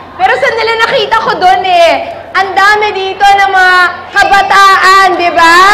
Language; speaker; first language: Filipino; native; Filipino